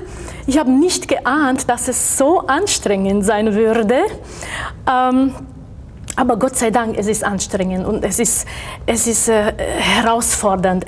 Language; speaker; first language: German; non-native, fluent; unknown